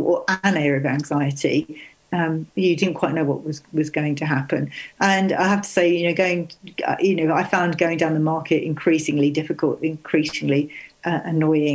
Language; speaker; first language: English; native; English